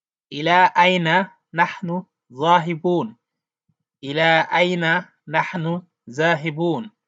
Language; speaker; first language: Arabic; non-native, fluent; Wolof